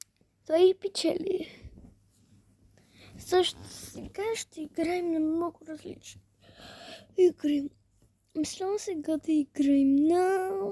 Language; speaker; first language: Bulgarian; early bilingual, heritage; Bulgarian